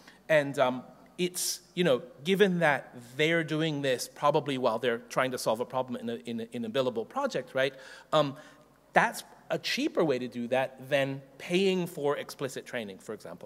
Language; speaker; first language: English; native; English